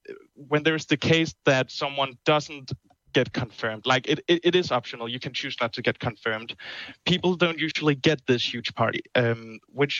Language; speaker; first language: English; non-native, fluent; Danish